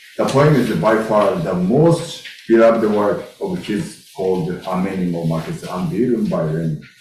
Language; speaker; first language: English; non-native, learner; Japanese